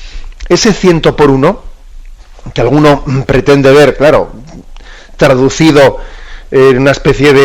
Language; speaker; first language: Spanish; native; Spanish